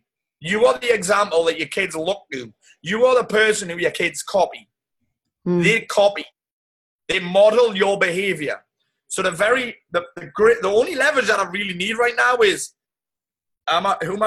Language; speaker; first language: English; native; English